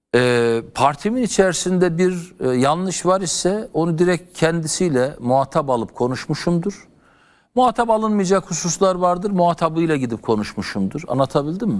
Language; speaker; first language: Turkish; native; Turkish